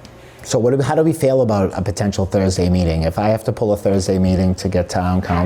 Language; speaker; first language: English; native; English